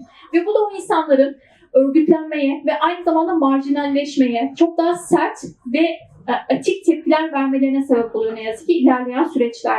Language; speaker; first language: Turkish; native; Turkish